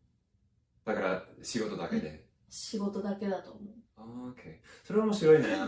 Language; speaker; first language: Japanese; non-native, learner; English